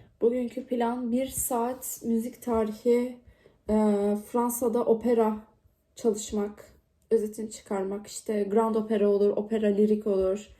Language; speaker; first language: Turkish; native; Turkish